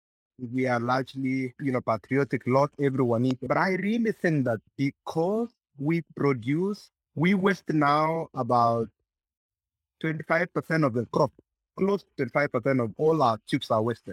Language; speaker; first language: English; non-native, local second language; Kikuyu